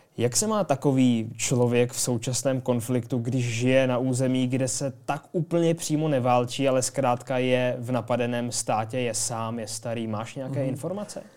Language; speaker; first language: Czech; native; Czech